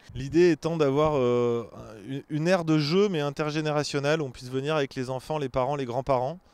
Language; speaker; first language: French; native; French